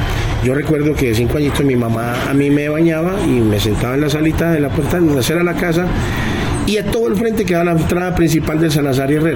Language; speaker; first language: Spanish; native; Spanish